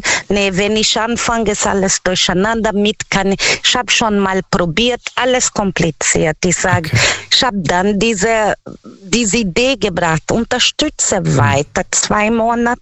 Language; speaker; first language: German; non-native, learner; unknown